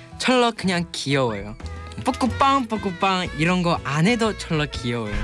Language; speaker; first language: Korean; non-native, learner; Chinese